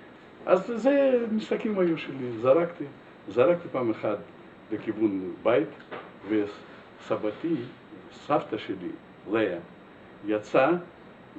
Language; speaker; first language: Hebrew; non-native, fluent; Russian